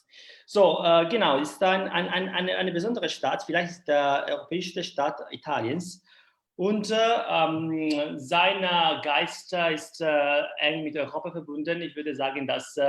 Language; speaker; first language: German; non-native, learner; Italian